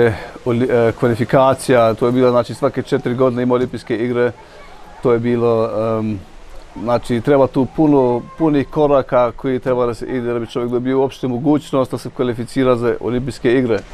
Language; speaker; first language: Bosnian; early bilingual, heritage; Bosnian